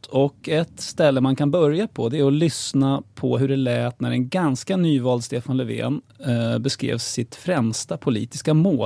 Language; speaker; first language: Swedish; native; Swedish